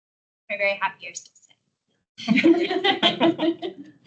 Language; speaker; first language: English; native; English